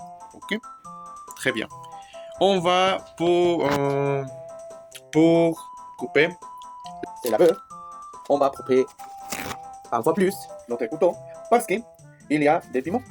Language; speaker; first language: French; non-native, learner; Spanish